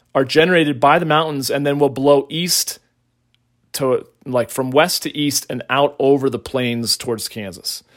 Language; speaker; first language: English; native; English